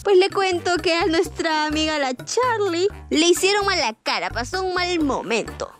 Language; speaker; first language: Spanish; native; Spanish